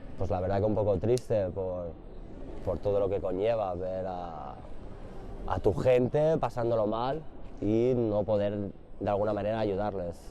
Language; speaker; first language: Spanish; native; Spanish